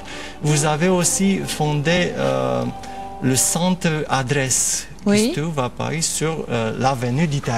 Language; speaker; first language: French; non-native, fluent; Romanian